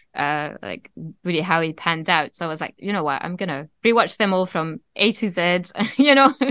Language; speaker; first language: English; non-native, fluent; French